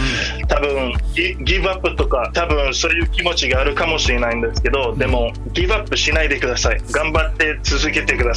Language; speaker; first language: Japanese; non-native, fluent; English